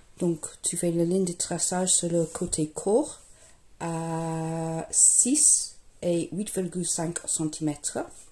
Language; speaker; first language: French; non-native, fluent; English